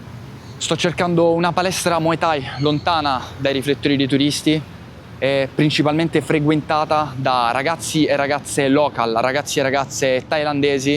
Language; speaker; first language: Italian; native; Italian